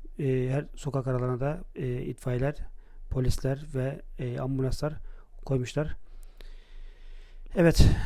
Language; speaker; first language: Turkish; native; Turkish